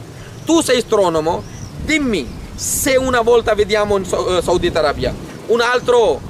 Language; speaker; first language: Italian; non-native, fluent; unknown